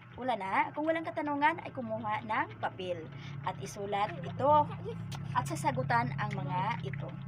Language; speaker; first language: Filipino; non-native, local second language; Cebuano